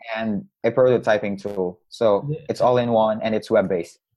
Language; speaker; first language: English; non-native, local second language; Cebuano